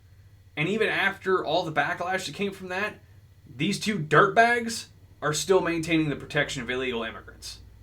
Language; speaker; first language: English; native; English